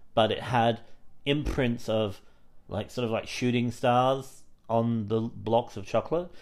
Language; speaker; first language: English; native; English